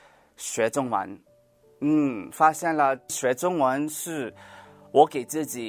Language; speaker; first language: Chinese; early bilingual, heritage; Cantonese